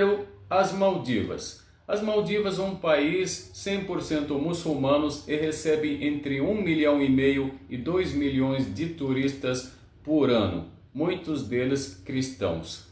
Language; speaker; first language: Portuguese; non-native, learner; Arabic